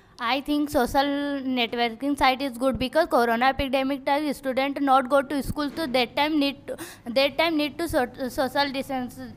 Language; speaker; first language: English; non-native, learner; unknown